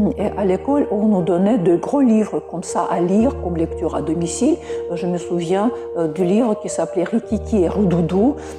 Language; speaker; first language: French; non-native, fluent; Russian